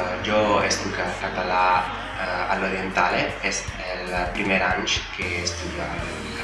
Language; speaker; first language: Catalan; non-native, learner; Italian